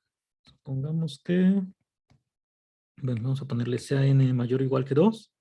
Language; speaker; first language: Spanish; native; Spanish